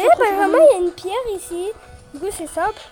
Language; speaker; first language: French; native; French